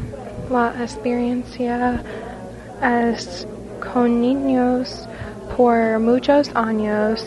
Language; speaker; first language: Spanish; non-native, learner; English